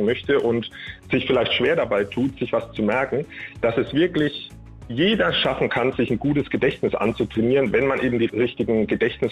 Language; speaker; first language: German; native; German